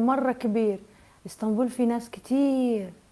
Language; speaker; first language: Arabic; native; Arabic